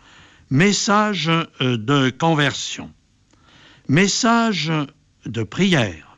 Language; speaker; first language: French; native; French